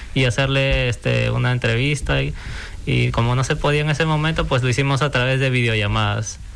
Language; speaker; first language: Spanish; native; Spanish